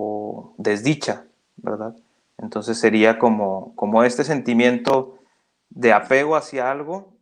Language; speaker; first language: Spanish; native; Spanish